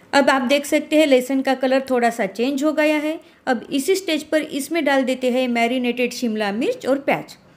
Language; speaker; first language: Hindi; non-native, local second language; Marathi